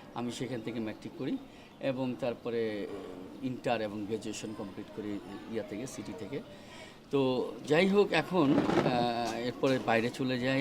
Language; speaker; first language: Bangla; native; Bangla